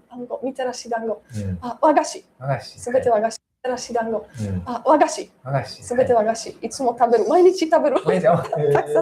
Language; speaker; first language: Japanese; non-native, learner; Slovak